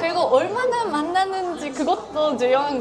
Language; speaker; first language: Korean; non-native, fluent; Japanese